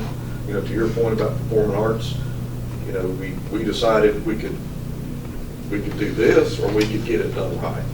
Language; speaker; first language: English; native; English